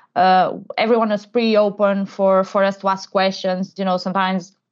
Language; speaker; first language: English; non-native, fluent; Portuguese